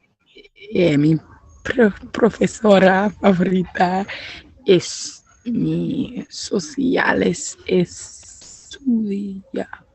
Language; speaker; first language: Spanish; non-native, learner; English